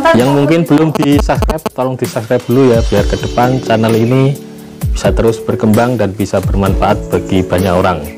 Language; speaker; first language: Indonesian; non-native, local second language; Javanese